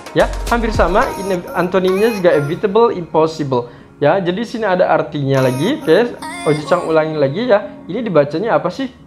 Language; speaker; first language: Indonesian; native; Indonesian